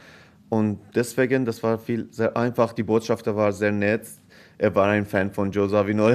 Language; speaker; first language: German; non-native, fluent; Persian